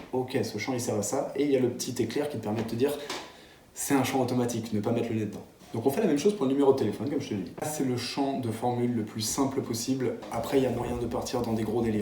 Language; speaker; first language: French; native; French